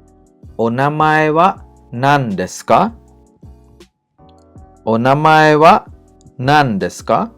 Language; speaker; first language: Japanese; non-native, fluent; Khmer